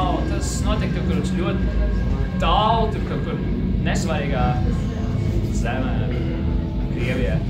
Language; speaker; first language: Latvian; non-native, local second language; Russian